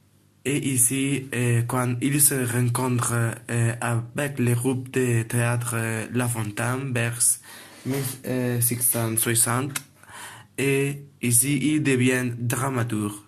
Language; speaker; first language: French; non-native, learner; Spanish